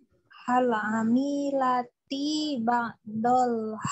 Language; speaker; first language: Arabic; non-native, learner; Indonesian